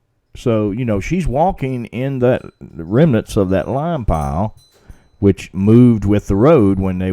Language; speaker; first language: English; native; English